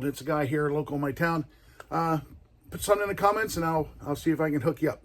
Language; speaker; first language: English; native; English